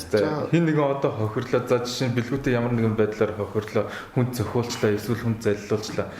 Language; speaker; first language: Mongolian; native; Mongolian